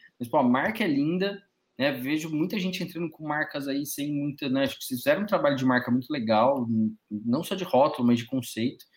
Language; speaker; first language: Portuguese; native; Portuguese